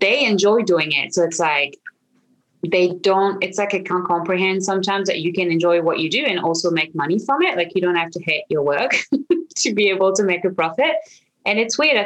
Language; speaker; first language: English; non-native, fluent; French